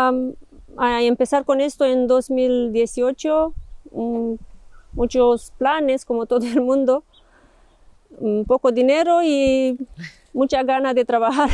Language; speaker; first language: Spanish; non-native, fluent; Romanian